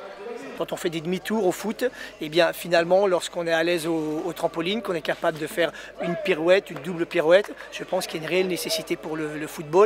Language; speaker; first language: French; native; French